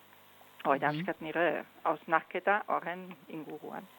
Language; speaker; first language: Basque; non-native, fluent; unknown